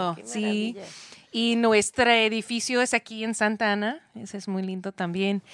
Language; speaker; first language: Spanish; non-native, learner; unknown